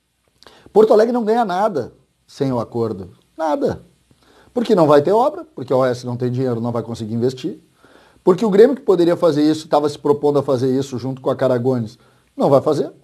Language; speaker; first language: Portuguese; native; Portuguese